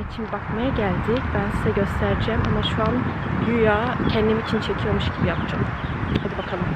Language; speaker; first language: Turkish; early bilingual, heritage; Turkish